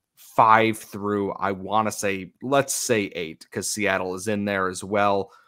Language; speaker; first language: English; native; English